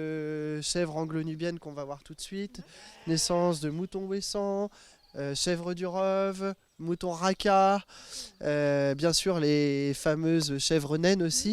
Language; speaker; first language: French; native; French